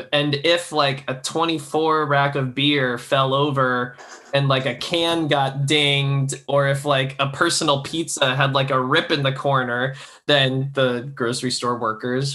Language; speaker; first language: English; native; English